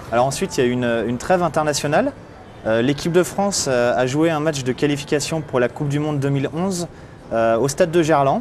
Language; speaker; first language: French; native; French